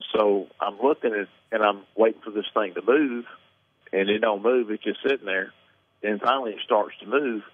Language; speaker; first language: English; native; English